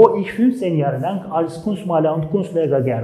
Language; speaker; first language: German; non-native, fluent; Turkish